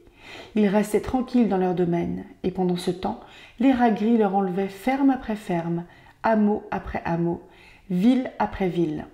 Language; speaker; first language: French; native; French